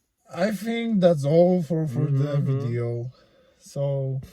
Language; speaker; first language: English; non-native, fluent; Polish